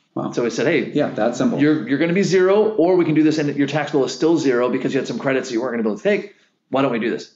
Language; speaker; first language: English; native; English